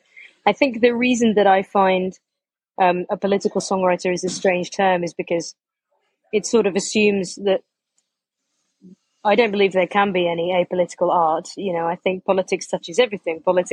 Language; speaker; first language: English; native; English